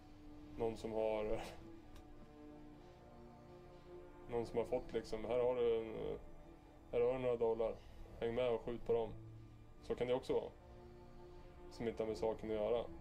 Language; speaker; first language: Swedish; native; Swedish